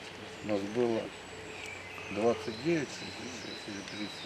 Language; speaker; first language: Russian; native; Russian